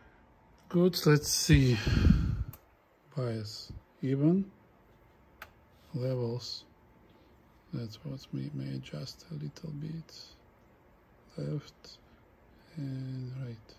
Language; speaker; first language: English; non-native, fluent; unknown